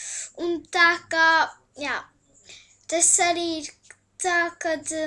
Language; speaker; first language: Latvian; early bilingual, heritage; Latvian